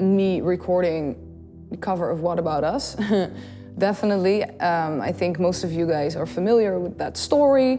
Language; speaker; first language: English; non-native, fluent; Dutch